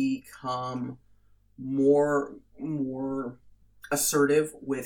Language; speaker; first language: English; native; English